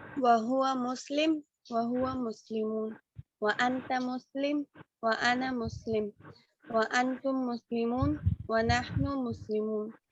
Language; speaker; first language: Arabic; non-native, learner; Urdu